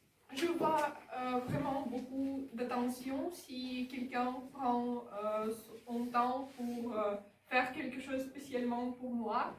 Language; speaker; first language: French; non-native, learner; Ukrainian